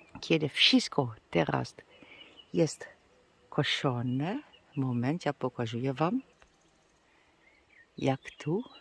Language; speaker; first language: Polish; non-native, learner; Dutch